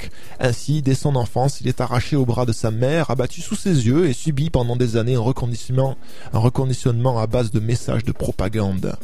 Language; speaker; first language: French; native; French